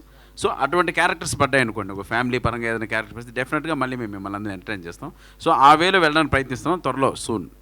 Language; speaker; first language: Telugu; native; Telugu